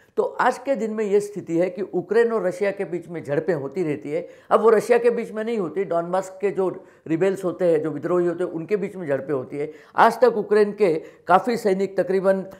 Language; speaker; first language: Hindi; non-native, local second language; Marathi